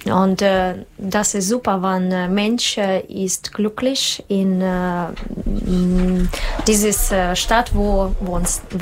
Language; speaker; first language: German; non-native, learner; Russian